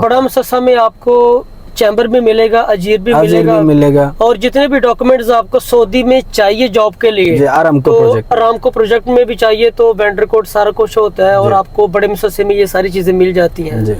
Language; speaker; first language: Hindi; native; Hindi